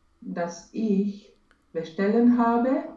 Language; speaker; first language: German; non-native, learner; Romanian